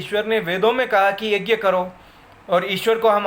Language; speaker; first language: Hindi; non-native, local second language; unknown